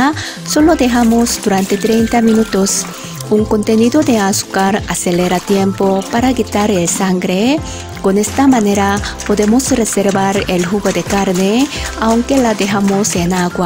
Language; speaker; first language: Spanish; non-native, learner; Korean